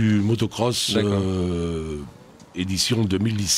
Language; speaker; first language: French; native; French